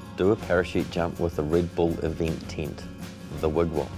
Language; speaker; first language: English; native; English